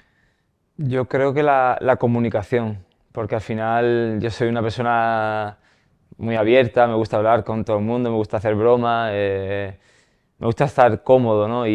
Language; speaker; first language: Spanish; native; Spanish